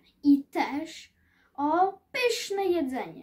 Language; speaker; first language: Polish; early bilingual, heritage; Polish